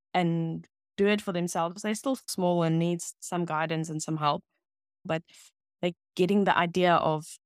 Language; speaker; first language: English; non-native, local second language; Afrikaans